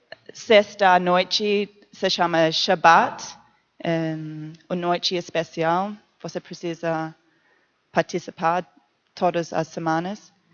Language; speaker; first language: Portuguese; non-native, learner; English